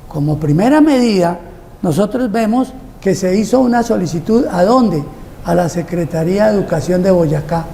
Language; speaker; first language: Spanish; native; Spanish